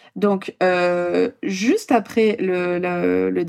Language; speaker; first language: French; non-native, fluent; Polish